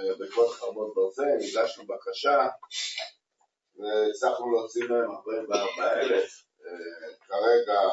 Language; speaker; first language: Hebrew; non-native, local second language; Arabic